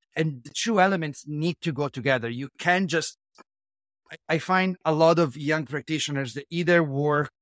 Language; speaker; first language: English; non-native, fluent; Italian